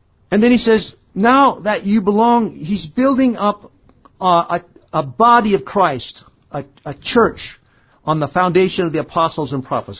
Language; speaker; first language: English; native; English